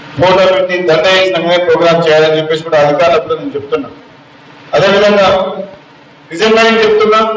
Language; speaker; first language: Telugu; native; Telugu